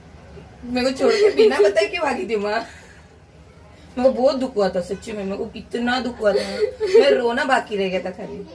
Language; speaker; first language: Hindi; native; Hindi